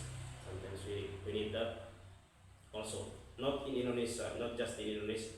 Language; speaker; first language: English; non-native, fluent; Indonesian